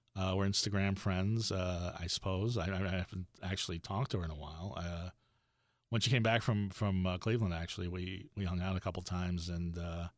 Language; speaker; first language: English; native; English